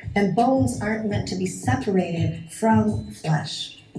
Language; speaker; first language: English; native; English